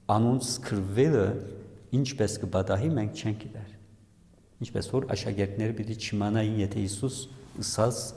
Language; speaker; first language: Armenian; early bilingual, heritage; Armenian